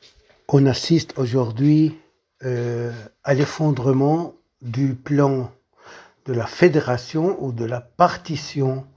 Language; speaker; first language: French; non-native, local second language; Arabic